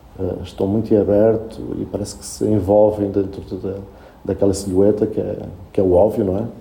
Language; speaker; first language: Portuguese; early bilingual, other home language; Spanish